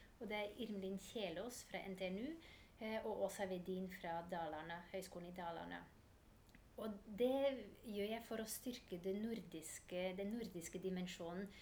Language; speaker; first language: Norwegian; non-native, fluent; Dutch